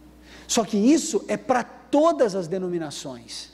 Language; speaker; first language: Portuguese; native; Portuguese